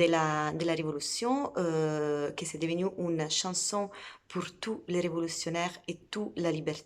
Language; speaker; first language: French; non-native, fluent; Italian